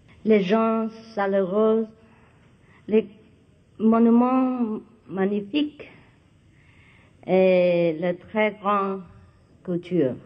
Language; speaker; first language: French; non-native, learner; Vietnamese